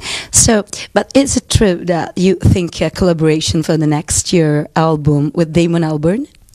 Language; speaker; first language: English; non-native, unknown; Italian